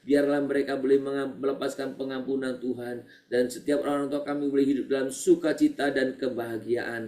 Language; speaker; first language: Indonesian; native; Indonesian